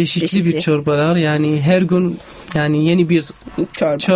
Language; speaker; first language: Turkish; non-native, learner; Arabic